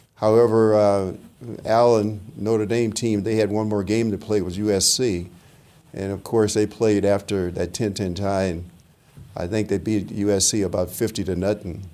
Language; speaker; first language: English; native; English